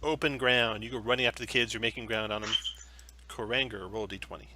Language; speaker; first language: English; native; English